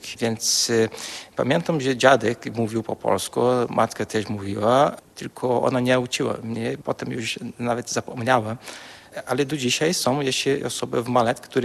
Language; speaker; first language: Polish; non-native, fluent; Portuguese